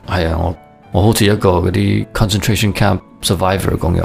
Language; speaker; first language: Cantonese; early bilingual, heritage; Cantonese